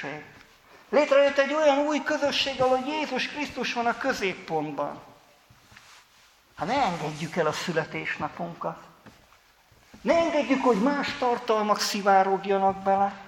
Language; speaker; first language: Hungarian; native; Hungarian